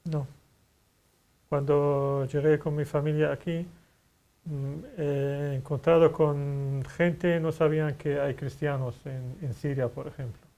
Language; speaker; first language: Spanish; non-native, fluent; Arabic